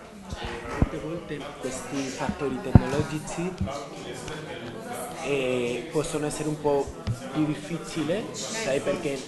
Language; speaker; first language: Italian; non-native, learner; Spanish